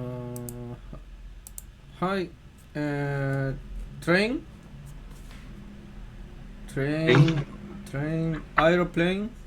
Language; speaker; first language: English; non-native, learner; Spanish